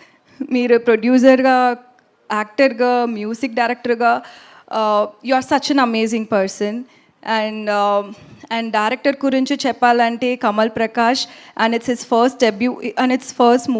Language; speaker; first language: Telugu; non-native, learner; Tamil